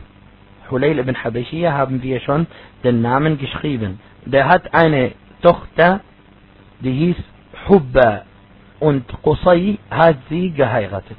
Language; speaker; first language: German; non-native, fluent; Arabic